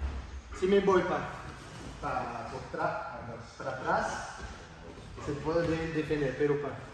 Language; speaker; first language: Spanish; non-native, learner; French